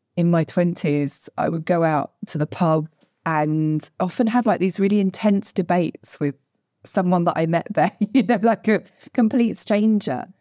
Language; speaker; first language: English; native; English